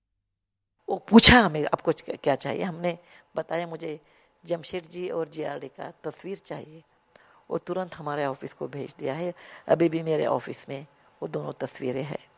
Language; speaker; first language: Hindi; non-native, local second language; Kannada